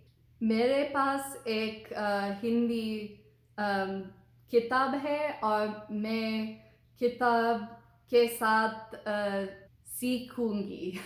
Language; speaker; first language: Hindi; non-native, learner; English